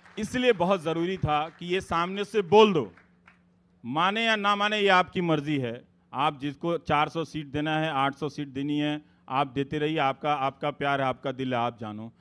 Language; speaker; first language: Hindi; native; Hindi